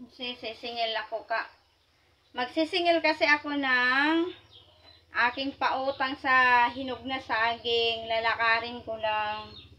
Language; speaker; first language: Filipino; non-native, local second language; Masbatenyo